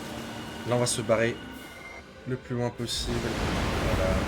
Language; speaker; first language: French; native; French